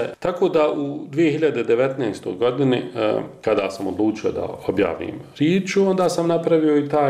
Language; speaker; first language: Croatian; native; Croatian